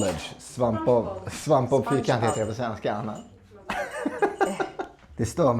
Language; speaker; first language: Swedish; native; Swedish